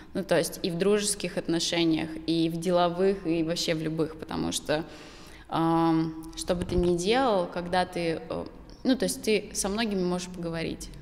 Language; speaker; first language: Russian; native; Russian